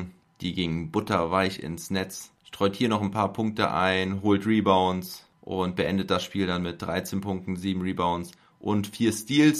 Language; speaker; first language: German; native; German